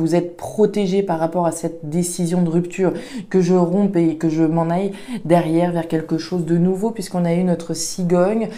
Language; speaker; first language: French; native; French